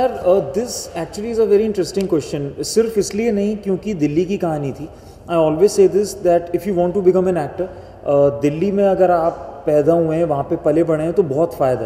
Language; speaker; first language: Hindi; native; Hindi